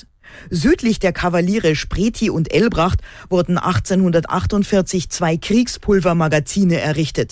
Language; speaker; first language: German; native; German